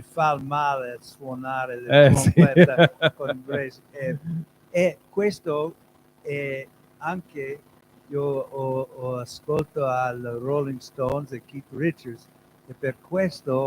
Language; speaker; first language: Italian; non-native, learner; English